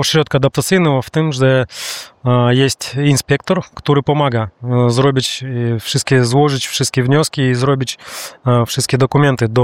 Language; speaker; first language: Polish; non-native, learner; Russian